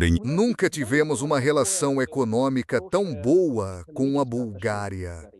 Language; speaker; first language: Portuguese; non-native, fluent; Serbian